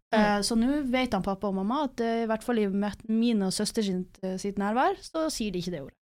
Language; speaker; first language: Norwegian; native; Norwegian